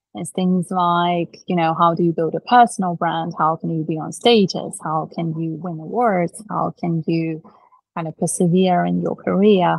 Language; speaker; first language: English; non-native, fluent; Russian